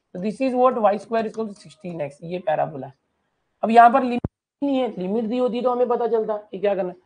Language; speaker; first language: Hindi; non-native, local second language; Marathi